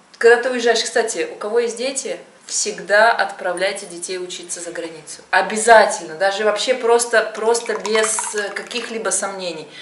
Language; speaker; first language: Russian; native; Russian